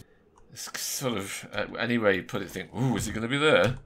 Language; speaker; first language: English; native; English